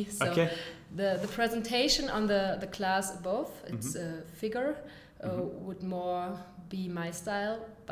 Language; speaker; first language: English; non-native, learner; German